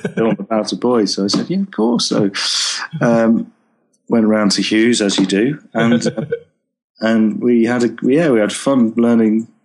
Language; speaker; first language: English; native; English